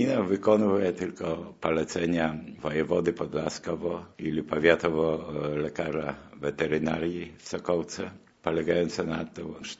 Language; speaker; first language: Polish; non-native, local second language; Belarusian